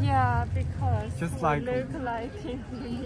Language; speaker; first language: English; non-native, learner; Chinese